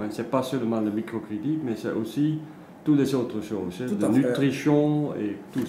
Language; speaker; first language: French; non-native, learner; Dutch